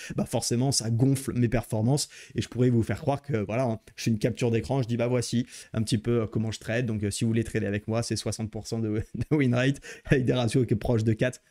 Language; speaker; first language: French; native; French